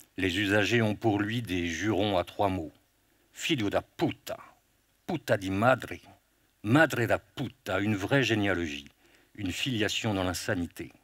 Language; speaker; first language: French; native; French